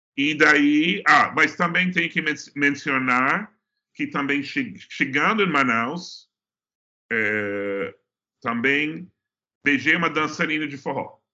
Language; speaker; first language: Portuguese; non-native, fluent; English